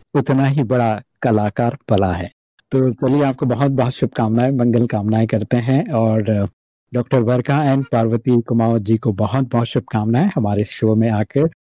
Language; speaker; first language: Hindi; native; Hindi